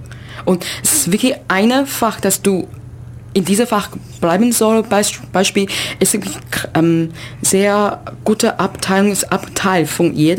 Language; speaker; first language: German; non-native, learner; Chinese